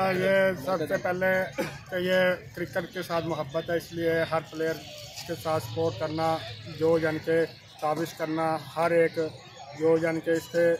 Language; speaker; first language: Hindi; non-native, local second language; Punjabi